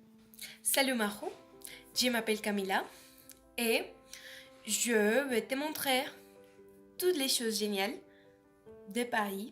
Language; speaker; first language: French; non-native, learner; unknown